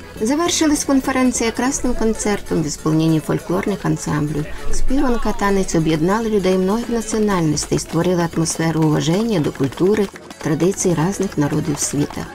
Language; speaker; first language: Ukrainian; native; Ukrainian